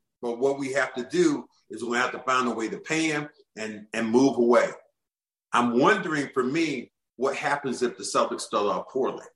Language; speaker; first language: English; native; English